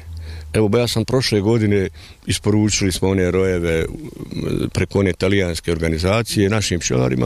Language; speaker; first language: Serbian; native; Serbian